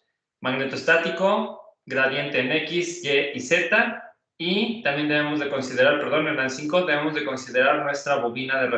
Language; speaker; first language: Spanish; native; Spanish